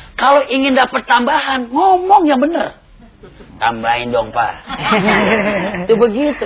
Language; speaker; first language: Indonesian; native; Indonesian